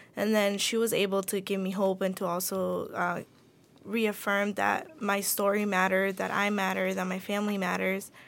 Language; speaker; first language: English; early bilingual, other home language; Spanish